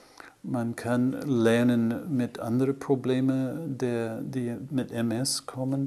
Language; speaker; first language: German; non-native, fluent; English